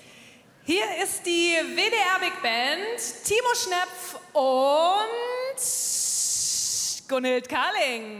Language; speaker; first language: German; native; German